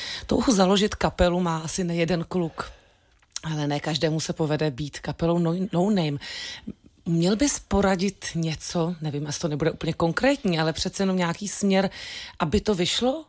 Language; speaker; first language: Czech; native; Czech